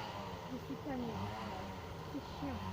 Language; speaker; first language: French; native; French